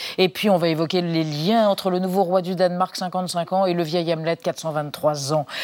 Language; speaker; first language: French; native; French